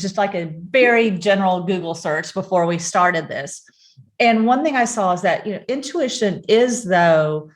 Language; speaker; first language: English; native; English